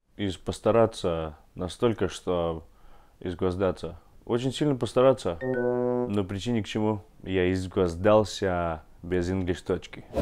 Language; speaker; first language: Russian; non-native, fluent; English